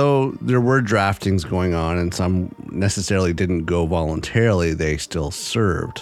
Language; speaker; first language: English; native; English